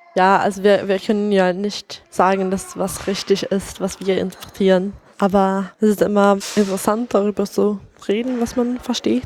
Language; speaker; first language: German; non-native, fluent; Swedish